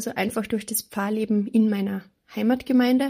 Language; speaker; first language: German; native; German